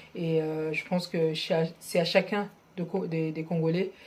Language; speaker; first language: French; non-native, local second language; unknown